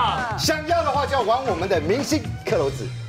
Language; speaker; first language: Chinese; native; Chinese